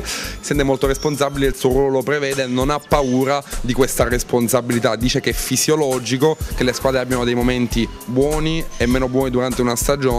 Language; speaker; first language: Italian; native; Italian